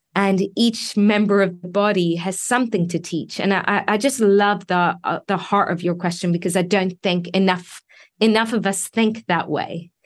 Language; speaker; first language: English; native; English